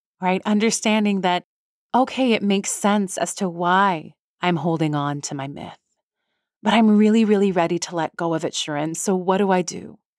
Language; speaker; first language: English; early bilingual, other home language; Persian